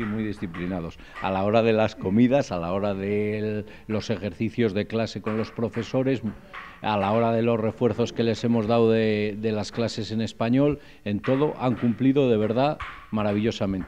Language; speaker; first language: Spanish; native; Spanish